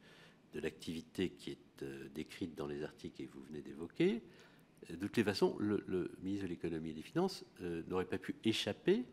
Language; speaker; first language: French; native; French